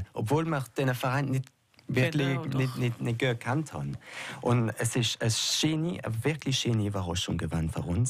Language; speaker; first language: German; non-native, local second language; French